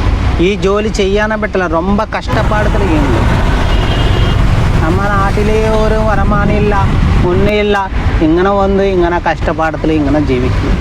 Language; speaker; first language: Malayalam; non-native, learner; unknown